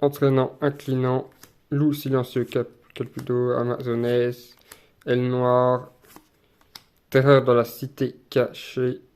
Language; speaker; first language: French; native; French